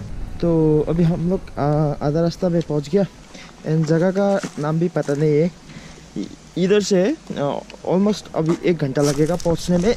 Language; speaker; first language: Hindi; non-native, local second language; Nepali